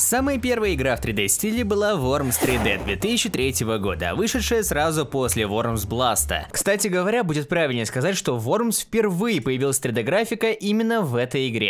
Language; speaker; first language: Russian; native; Russian